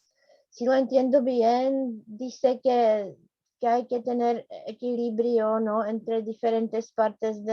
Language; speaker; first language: Spanish; non-native, fluent; Czech